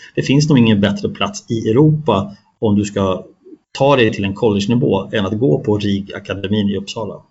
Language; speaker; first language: Swedish; native; Swedish